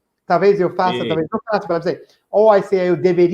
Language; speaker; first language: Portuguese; non-native, fluent; English